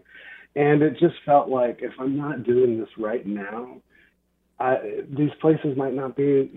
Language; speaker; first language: English; native; English